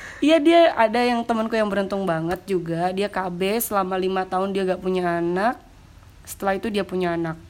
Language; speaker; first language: Indonesian; native; Indonesian